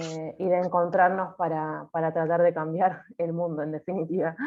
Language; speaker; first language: Spanish; native; Spanish